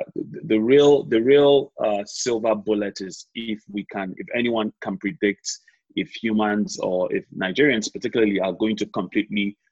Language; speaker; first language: English; non-native, local second language; Yoruba